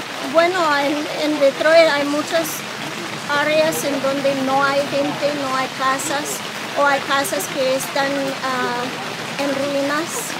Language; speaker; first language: Spanish; non-native, learner; English